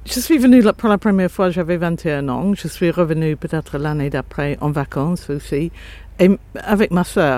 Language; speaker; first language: French; non-native, fluent; English